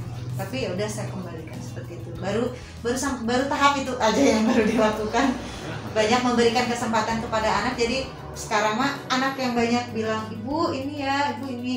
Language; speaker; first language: Indonesian; non-native, local second language; Sundanese